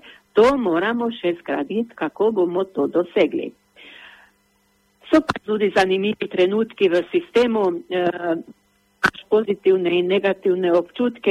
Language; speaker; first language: Slovenian; native; Slovenian